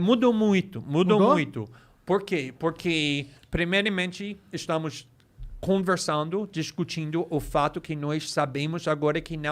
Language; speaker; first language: Portuguese; non-native, fluent; English